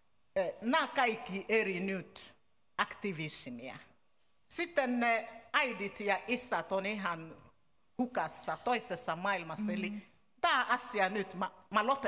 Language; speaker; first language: Finnish; non-native, learner; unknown